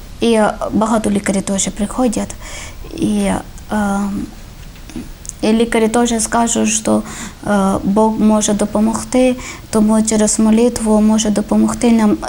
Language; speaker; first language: Ukrainian; non-native, learner; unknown